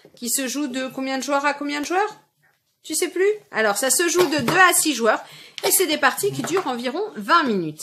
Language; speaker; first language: French; native; French